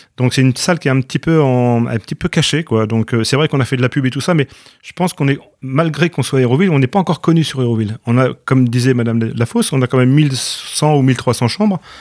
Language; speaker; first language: French; native; French